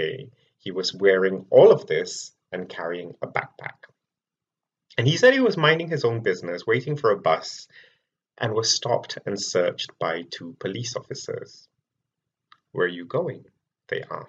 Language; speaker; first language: English; non-native, local second language; Malay